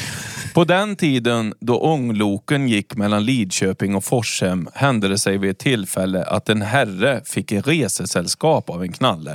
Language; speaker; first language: Swedish; native; Swedish